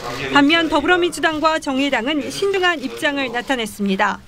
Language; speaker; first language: Korean; native; Korean